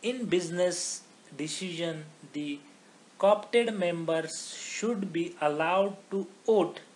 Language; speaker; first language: English; non-native, local second language; Marathi